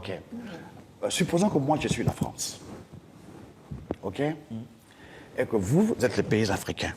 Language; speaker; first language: French; non-native, local second language; Dyula